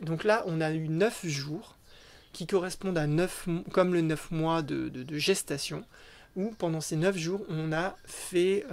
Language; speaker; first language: French; native; French